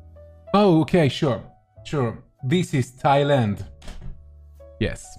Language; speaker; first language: English; non-native, fluent; French